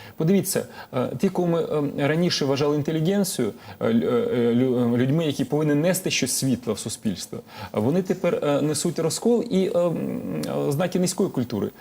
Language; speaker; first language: Ukrainian; non-native, local second language; Russian